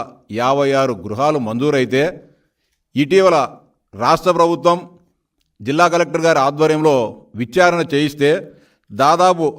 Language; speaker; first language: Telugu; native; Telugu